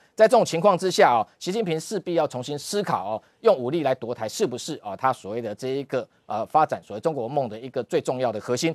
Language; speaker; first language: Chinese; native; Chinese